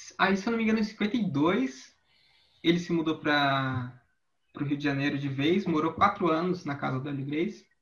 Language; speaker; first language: Portuguese; native; Portuguese